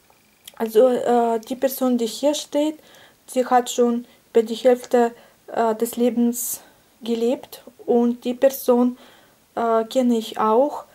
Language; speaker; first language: German; non-native, fluent; Russian